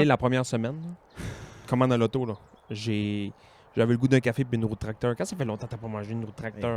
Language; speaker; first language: French; native; French